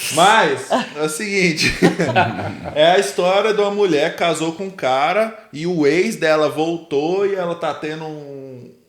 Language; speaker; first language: Portuguese; native; Portuguese